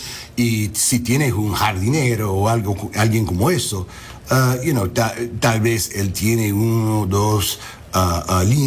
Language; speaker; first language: Spanish; non-native, learner; English